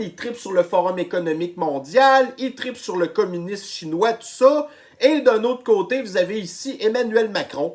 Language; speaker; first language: French; native; French